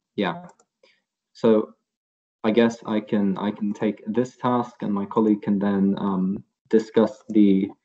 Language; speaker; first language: English; non-native, fluent; Lithuanian